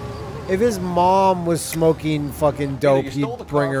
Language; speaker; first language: English; native; English